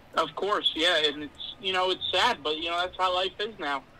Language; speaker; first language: English; native; English